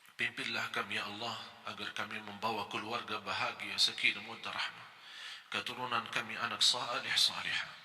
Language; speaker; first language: Malay; non-native, fluent; Arabic